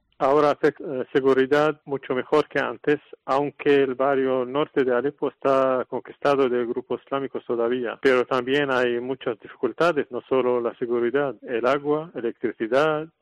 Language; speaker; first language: Spanish; non-native, learner; Arabic